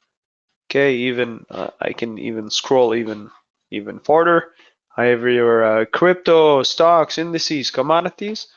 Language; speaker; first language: English; non-native, fluent; Hebrew